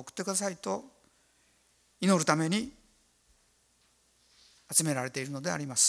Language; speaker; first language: Japanese; native; Japanese